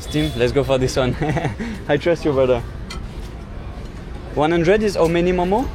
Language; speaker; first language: English; non-native, learner; French